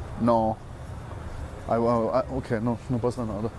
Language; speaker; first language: Spanish; non-native, learner; German